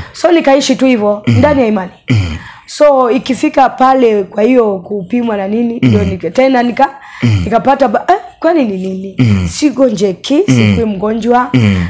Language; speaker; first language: Swahili; non-native, local second language; Luo (Kenya and Tanzania)